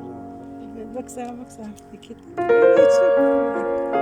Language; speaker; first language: Turkish; non-native, learner; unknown